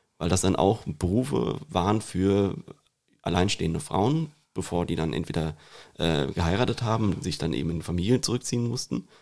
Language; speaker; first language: German; native; German